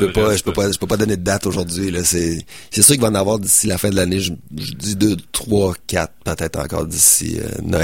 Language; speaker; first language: French; native; French